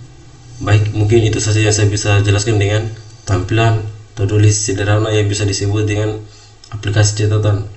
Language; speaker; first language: Indonesian; native; Indonesian